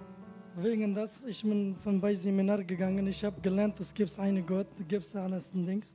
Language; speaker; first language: German; non-native, learner; Turkish